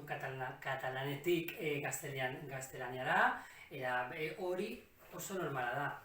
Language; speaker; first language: Basque; non-native, local second language; Catalan